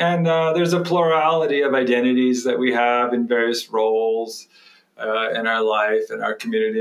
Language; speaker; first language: English; native; English